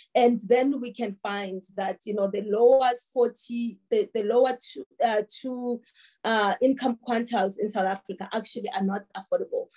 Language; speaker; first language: English; non-native, local second language; Tsonga